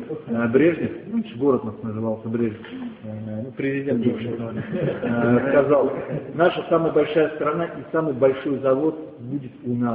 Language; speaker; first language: Russian; native; Russian